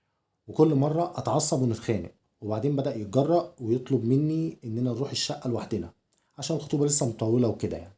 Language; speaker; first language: Arabic; native; Arabic